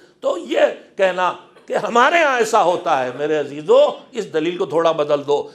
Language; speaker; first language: Urdu; native; Urdu